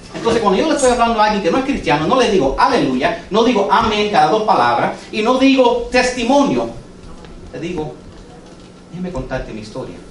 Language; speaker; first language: Spanish; early bilingual, heritage; English